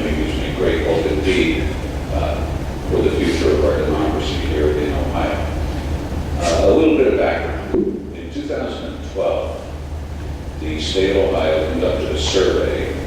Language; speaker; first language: English; native; English